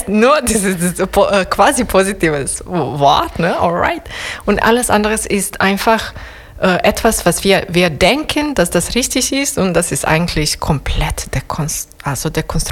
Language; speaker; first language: German; non-native, fluent; Serbian